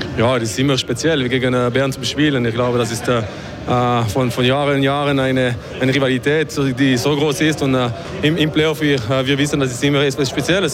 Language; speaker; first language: German; non-native, fluent; French